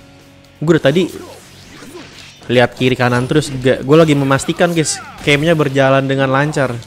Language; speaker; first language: Indonesian; native; Indonesian